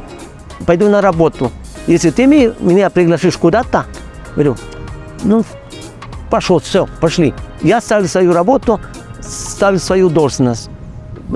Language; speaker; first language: Russian; non-native, fluent; Spanish